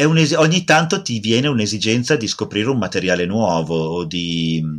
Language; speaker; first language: Italian; native; Italian